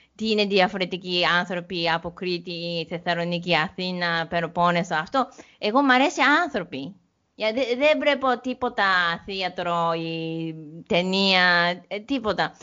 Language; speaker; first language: Greek; non-native, learner; Japanese